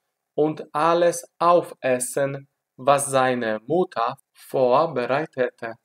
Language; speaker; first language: German; non-native, fluent; Polish